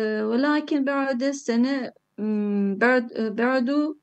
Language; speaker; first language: Arabic; non-native, learner; Turkish